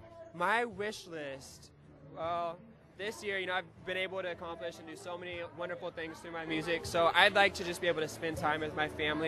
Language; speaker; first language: English; native; English